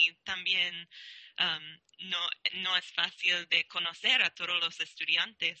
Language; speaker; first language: Spanish; non-native, learner; English